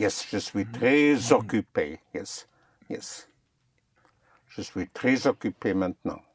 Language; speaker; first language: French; non-native, fluent; English